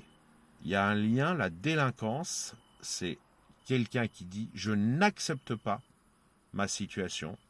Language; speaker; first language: French; native; French